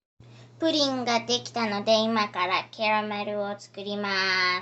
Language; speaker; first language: Japanese; early bilingual, heritage; English